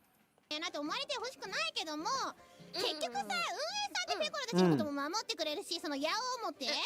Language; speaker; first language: Japanese; native; Japanese